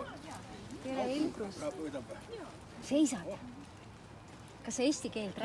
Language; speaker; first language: Estonian; non-native, local second language; Russian